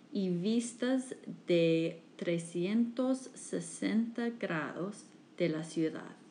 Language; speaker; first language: Spanish; non-native, fluent; English